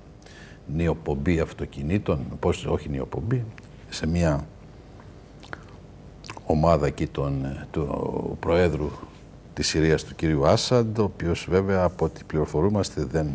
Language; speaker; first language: Greek; native; Greek